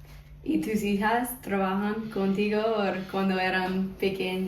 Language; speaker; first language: Spanish; non-native, fluent; English